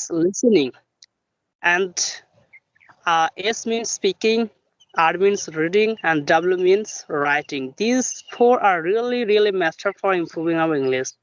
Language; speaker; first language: English; non-native, local second language; Bangla